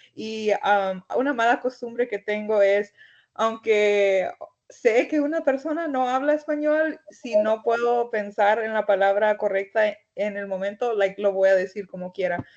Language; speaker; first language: Spanish; early bilingual, heritage; Spanish